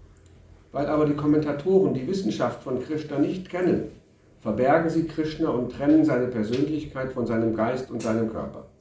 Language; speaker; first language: German; native; German